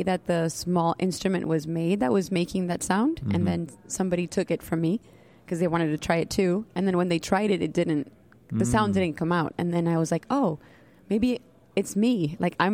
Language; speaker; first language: English; non-native, fluent; Spanish